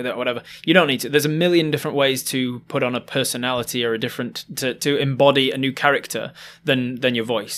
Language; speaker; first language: English; native; English